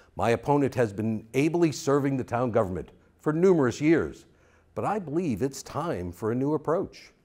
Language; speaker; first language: English; native; English